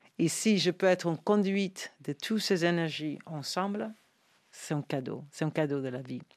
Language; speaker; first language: French; non-native, fluent; English